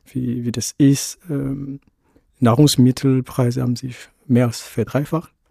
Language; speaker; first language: German; non-native, fluent; Ewe